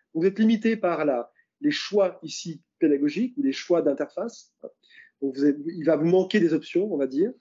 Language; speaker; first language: French; native; French